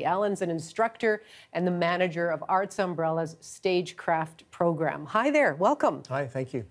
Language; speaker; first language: English; native; English